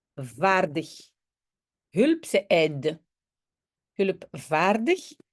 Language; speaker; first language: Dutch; non-native, local second language; French